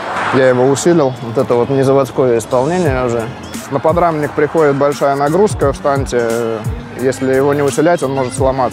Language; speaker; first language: Russian; native; Russian